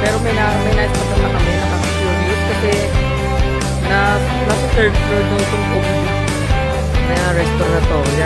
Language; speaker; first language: Filipino; native; Filipino